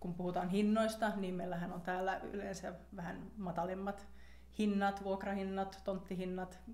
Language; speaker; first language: Finnish; non-native, local second language; Swedish